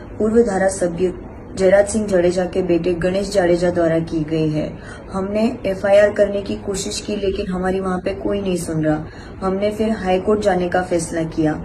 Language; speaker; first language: Hindi; native; Hindi